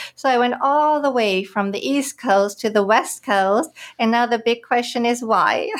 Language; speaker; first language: English; non-native, fluent; German